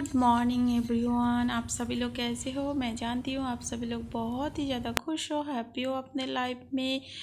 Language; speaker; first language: Hindi; non-native, local second language; Bangla